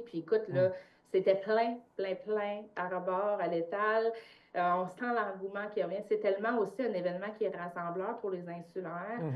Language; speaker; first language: French; native; French